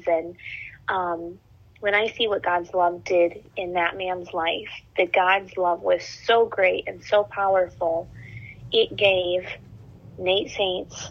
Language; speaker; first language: English; native; English